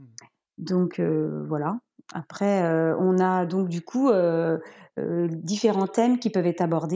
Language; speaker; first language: French; native; French